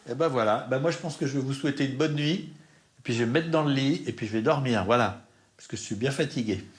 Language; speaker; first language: French; native; French